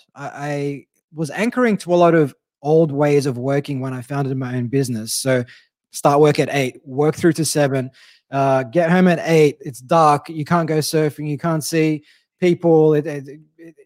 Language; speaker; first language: English; native; English